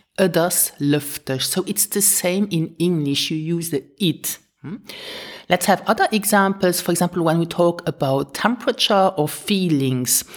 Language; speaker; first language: English; non-native, fluent; Luxembourgish